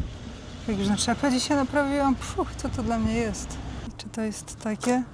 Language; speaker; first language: Polish; native; Polish